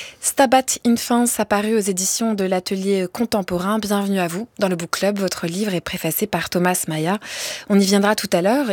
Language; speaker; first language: French; native; French